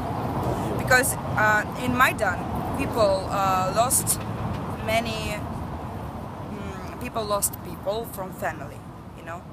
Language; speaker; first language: English; non-native, learner; Russian